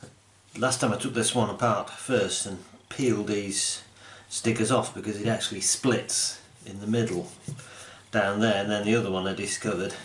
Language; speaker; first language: English; native; English